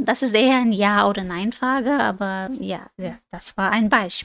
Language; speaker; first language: German; non-native, fluent; English